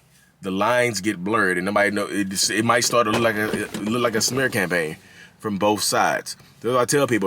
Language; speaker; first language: English; native; English